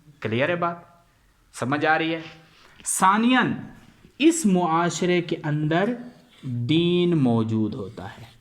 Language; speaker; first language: Urdu; non-native, local second language; Punjabi